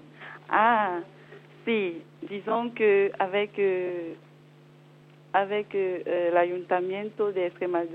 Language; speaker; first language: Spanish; non-native, learner; French